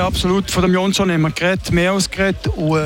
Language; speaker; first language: German; native; German